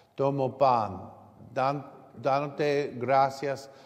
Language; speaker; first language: Spanish; non-native, learner; English